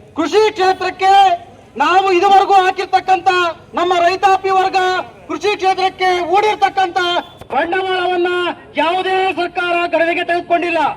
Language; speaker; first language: Kannada; native; Kannada